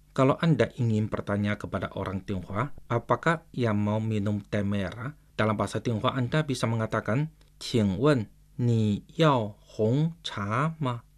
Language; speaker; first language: Indonesian; non-native, fluent; Chinese